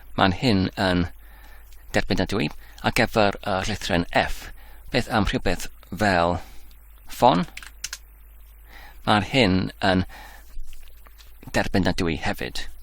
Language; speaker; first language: Welsh; non-native, learner; Dutch